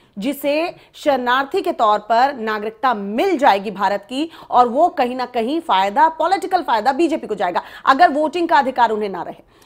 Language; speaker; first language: Hindi; native; Hindi